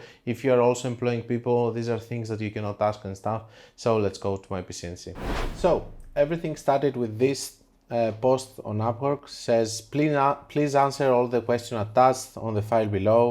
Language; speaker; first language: English; non-native, fluent; Greek